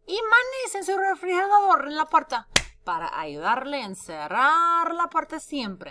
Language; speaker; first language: Spanish; non-native, fluent; English